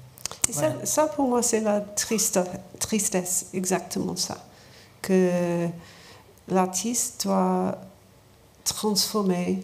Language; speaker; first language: French; non-native, learner; English